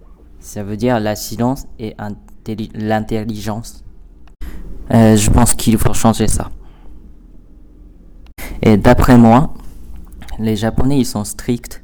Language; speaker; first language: French; non-native, learner; Japanese